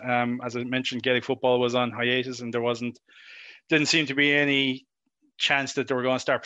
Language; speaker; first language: English; native; English